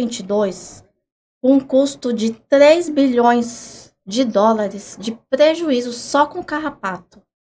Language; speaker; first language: Portuguese; native; Portuguese